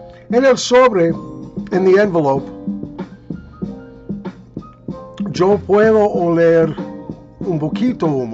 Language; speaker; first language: Spanish; non-native, fluent; English